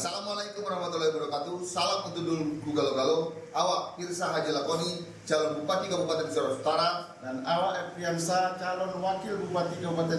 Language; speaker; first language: Malay; native; Malay